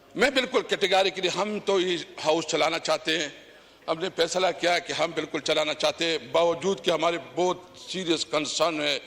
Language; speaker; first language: Urdu; non-native, local second language; Pashto